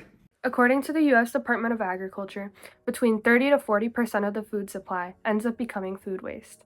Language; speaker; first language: English; native; English